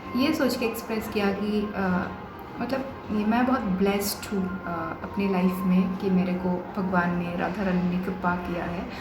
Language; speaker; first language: Hindi; non-native, local second language; Bangla